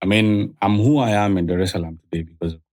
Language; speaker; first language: English; non-native, local second language; Swahili